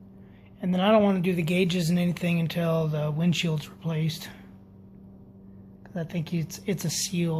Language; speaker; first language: English; native; English